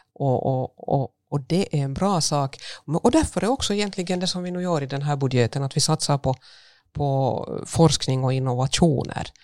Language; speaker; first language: Swedish; native; Swedish